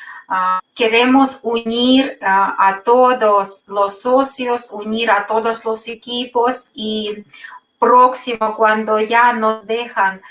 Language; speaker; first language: Spanish; non-native, fluent; Russian